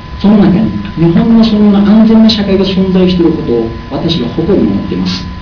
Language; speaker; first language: Japanese; non-native, learner; Uzbek